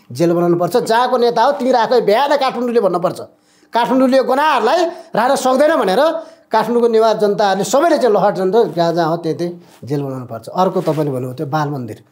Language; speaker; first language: Nepali; native; Nepali